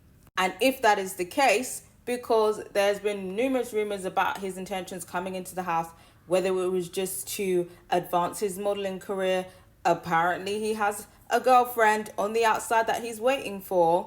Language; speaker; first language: English; native; English